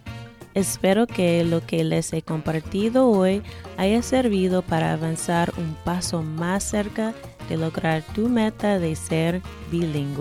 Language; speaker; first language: Spanish; non-native, fluent; English